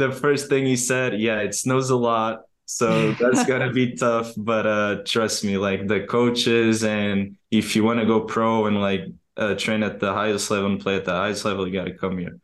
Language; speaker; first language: English; non-native, fluent; Portuguese